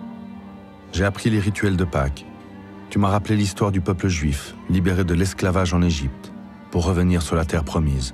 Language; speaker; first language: French; early bilingual, other home language; Arabic